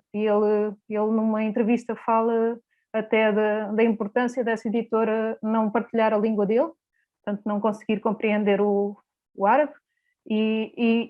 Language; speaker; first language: Portuguese; native; Portuguese